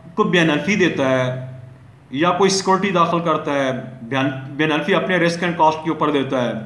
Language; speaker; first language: Urdu; native; Urdu